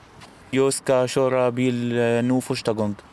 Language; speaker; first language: Swedish; non-native, learner; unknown